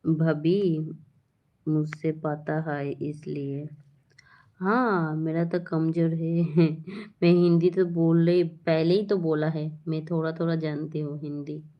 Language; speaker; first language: Hindi; non-native, learner; Bangla